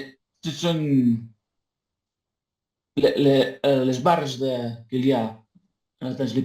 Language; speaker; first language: French; non-native, learner; Spanish